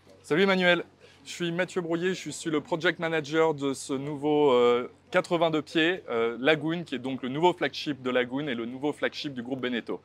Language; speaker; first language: French; native; French